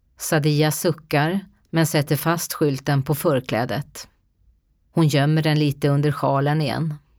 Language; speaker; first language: Swedish; native; Swedish